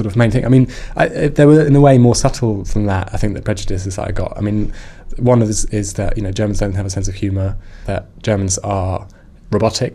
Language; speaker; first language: English; non-native, fluent; German